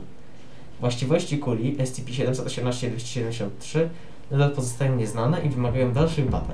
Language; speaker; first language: Polish; native; Polish